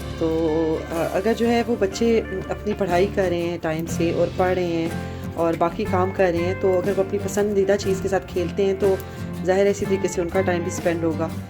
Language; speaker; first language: Urdu; native; Urdu